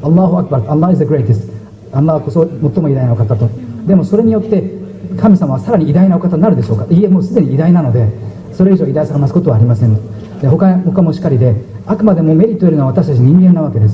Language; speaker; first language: Japanese; native; Japanese